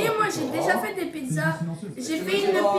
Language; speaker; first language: French; native; French